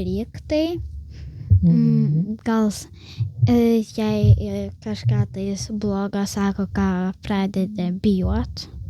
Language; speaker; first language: Lithuanian; early bilingual, heritage; Lithuanian